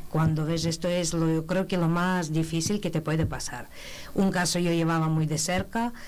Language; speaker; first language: Spanish; non-native, fluent; Ukrainian